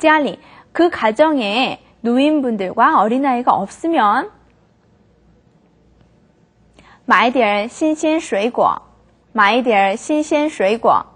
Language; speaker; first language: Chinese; non-native, fluent; Korean